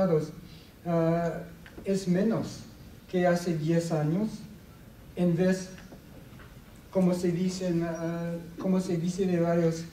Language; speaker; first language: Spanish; non-native, fluent; English